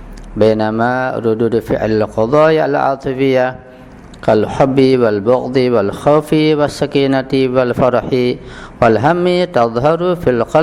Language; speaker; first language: Arabic; non-native, fluent; Indonesian